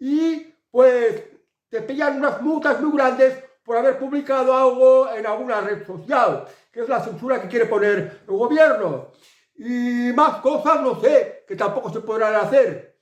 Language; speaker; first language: Spanish; native; Spanish